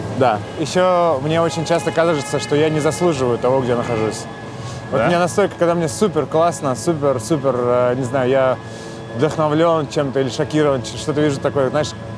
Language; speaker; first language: Russian; native; Russian